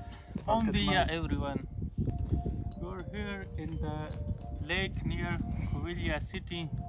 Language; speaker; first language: English; non-native, fluent; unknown